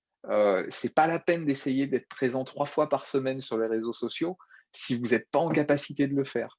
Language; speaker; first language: French; native; French